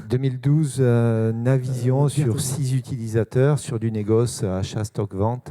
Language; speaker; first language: French; native; French